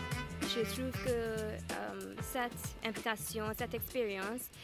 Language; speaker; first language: French; non-native, fluent; English